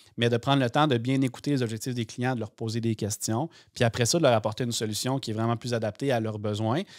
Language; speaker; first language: French; native; French